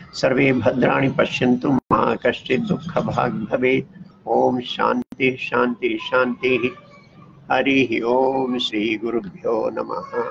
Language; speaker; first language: Hindi; non-native, local second language; Tamil